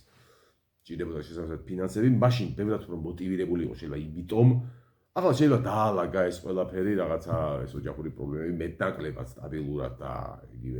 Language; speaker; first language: Georgian; native; Georgian